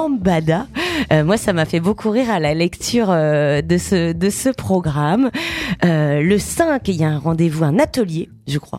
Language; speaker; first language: French; native; French